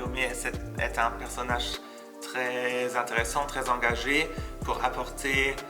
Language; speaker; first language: French; non-native, fluent; German